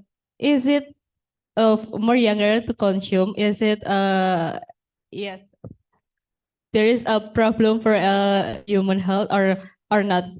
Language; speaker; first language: English; non-native, learner; Indonesian